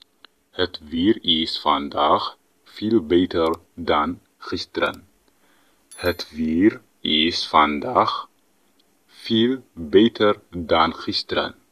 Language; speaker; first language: Dutch; non-native, fluent; Tigrinya